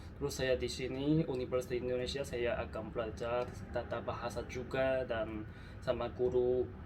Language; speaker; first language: Indonesian; non-native, learner; Korean